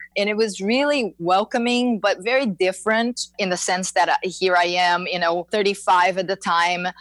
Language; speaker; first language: English; non-native, fluent; Portuguese